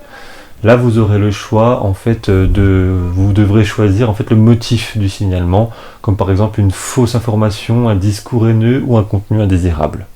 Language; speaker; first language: French; native; French